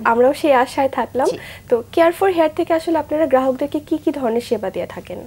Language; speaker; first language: Bangla; native; Bangla